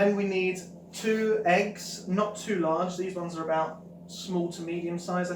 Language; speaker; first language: English; native; English